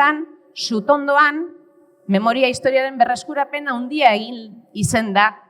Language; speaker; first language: Basque; native; Basque